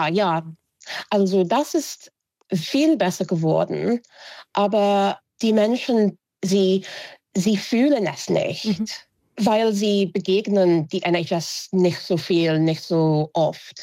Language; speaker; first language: German; non-native, fluent; English